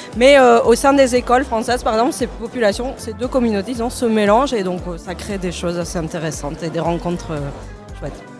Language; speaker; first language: French; native; French